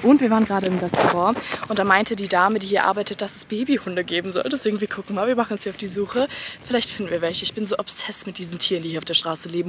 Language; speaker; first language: German; native; German